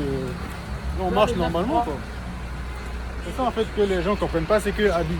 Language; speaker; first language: French; native; French